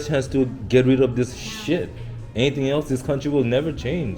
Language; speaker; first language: English; non-native, fluent; Korean